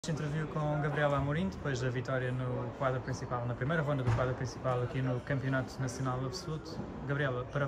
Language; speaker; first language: Portuguese; native; Portuguese